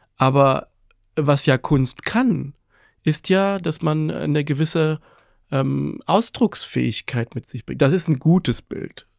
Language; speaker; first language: German; early bilingual, other home language; Persian